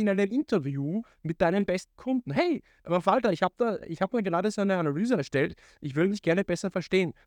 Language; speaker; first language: German; native; German